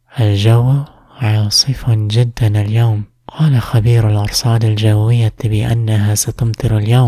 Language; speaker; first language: Arabic; non-native, fluent; English